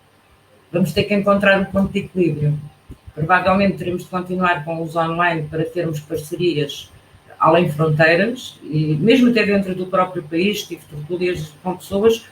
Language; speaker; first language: Portuguese; native; Portuguese